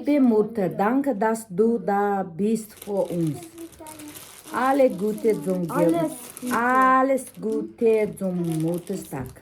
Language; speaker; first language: German; non-native, learner; Tibetan